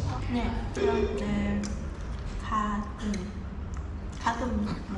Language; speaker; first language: Korean; non-native, learner; Vietnamese